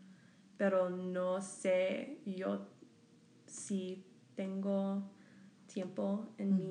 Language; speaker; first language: Spanish; non-native, learner; English